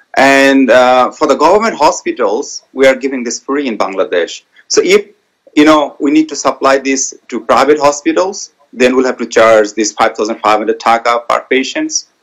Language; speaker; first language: English; non-native, local second language; Bangla